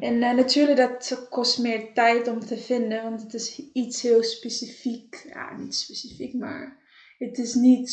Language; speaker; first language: Dutch; non-native, fluent; Kabuverdianu